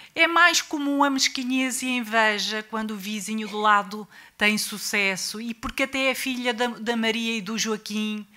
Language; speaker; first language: Portuguese; native; Portuguese